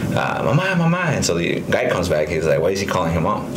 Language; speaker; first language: English; early bilingual, other home language; Spanish